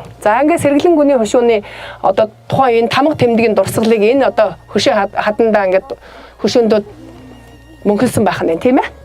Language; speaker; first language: Mongolian; native; Mongolian